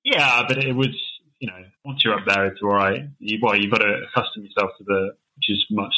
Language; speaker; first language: English; native; English